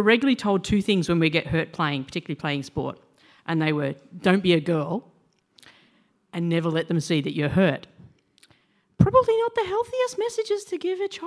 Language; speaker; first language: English; native; English